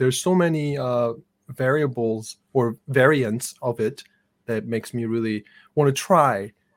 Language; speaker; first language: English; non-native, fluent; Korean